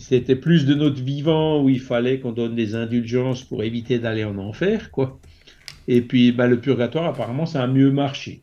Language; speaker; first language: French; native; French